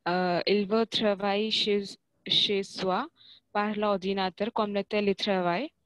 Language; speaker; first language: French; non-native, fluent; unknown